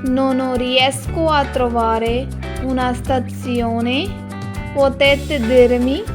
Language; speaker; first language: Italian; non-native, learner; Hindi